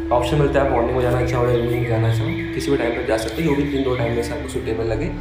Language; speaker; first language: Hindi; native; Hindi